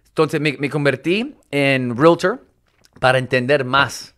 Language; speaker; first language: Spanish; non-native, local second language; English